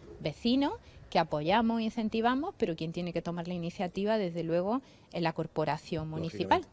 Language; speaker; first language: Spanish; native; Spanish